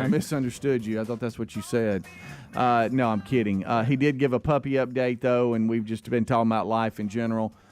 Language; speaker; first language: English; native; English